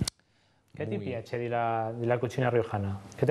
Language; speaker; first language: Spanish; native; Spanish